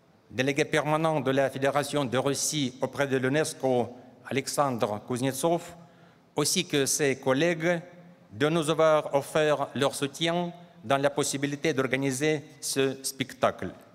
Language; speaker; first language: French; non-native, fluent; Russian